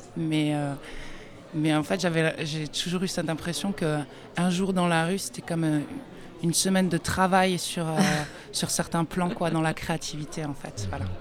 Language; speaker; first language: French; native; French